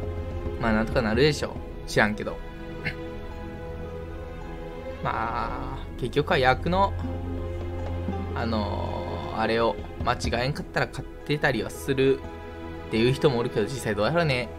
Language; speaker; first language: Japanese; native; Japanese